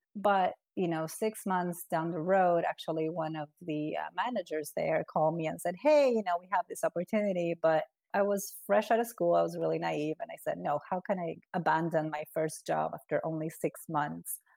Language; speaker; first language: English; non-native, fluent; Spanish